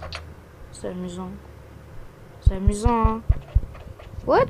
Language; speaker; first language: French; native; French